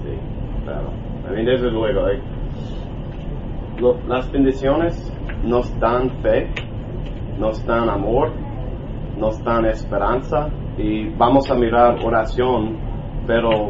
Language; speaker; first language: Spanish; non-native, learner; English